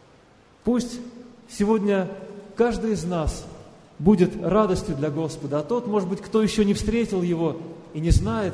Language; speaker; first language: Russian; native; Russian